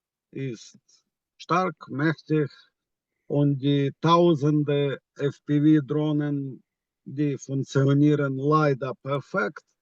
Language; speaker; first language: German; non-native, fluent; Ukrainian